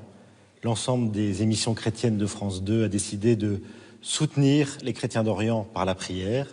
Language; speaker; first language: French; native; French